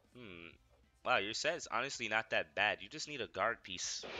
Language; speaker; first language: English; native; English